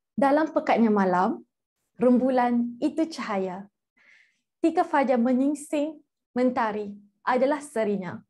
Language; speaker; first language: Malay; native; Malay